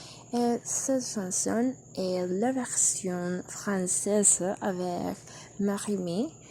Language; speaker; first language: French; non-native, learner; Spanish